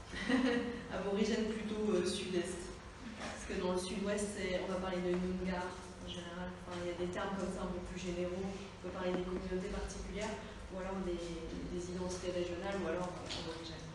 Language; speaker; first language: French; native; French